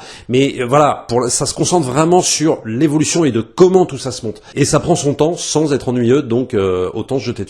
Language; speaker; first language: French; native; French